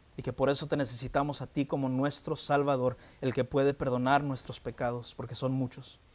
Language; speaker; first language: Spanish; early bilingual, heritage; Spanish